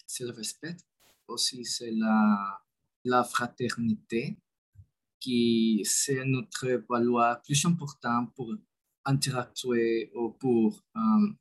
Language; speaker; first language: French; non-native, learner; Spanish